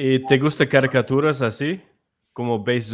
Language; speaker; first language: Spanish; non-native, learner; English